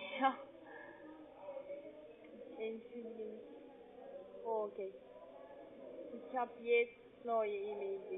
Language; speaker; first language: German; non-native, learner; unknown